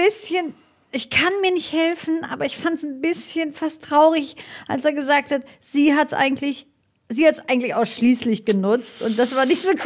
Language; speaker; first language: German; native; German